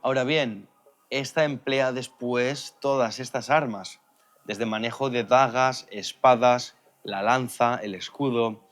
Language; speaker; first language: Spanish; native; Spanish